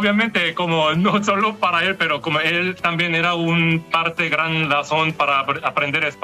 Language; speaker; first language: Spanish; non-native, learner; Korean